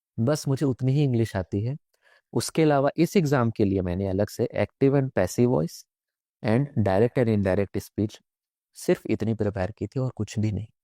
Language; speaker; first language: Hindi; native; Hindi